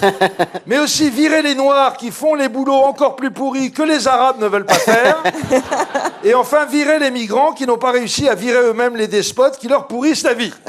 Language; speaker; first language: French; native; French